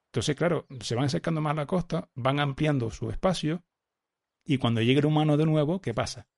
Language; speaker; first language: Spanish; native; Spanish